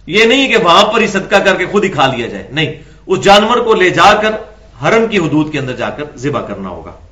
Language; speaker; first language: Urdu; non-native, local second language; Punjabi